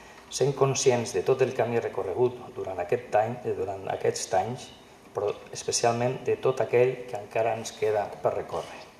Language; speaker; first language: Catalan; native; Catalan